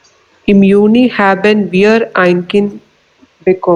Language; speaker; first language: German; non-native, learner; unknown